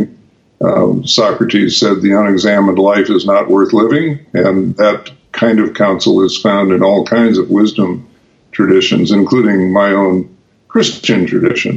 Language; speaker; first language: English; native; English